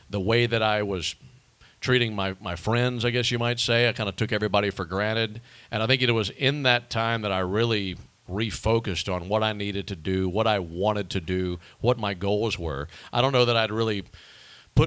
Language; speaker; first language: English; native; English